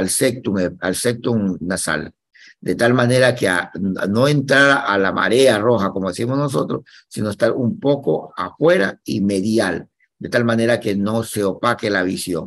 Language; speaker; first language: Spanish; native; Spanish